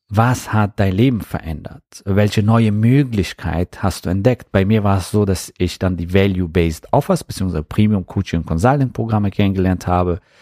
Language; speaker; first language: German; non-native, fluent; Persian